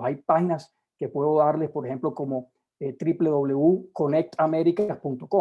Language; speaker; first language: Spanish; native; Spanish